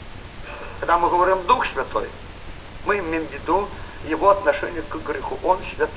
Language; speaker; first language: Polish; non-native, learner; Russian